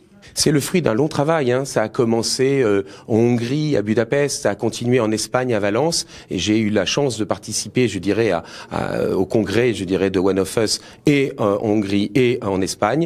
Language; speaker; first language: French; native; French